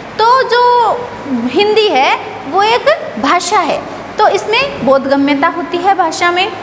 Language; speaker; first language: Hindi; native; Hindi